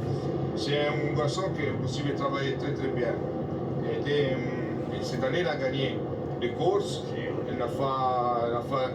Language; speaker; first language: French; non-native, learner; Italian